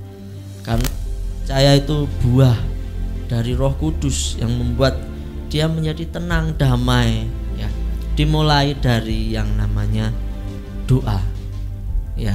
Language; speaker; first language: Indonesian; native; Indonesian